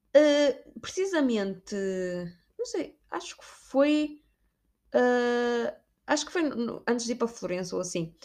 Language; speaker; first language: Portuguese; native; Portuguese